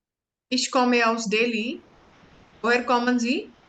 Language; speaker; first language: German; non-native, learner; Hindi